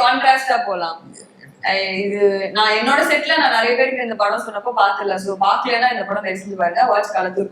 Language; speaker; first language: Tamil; native; Tamil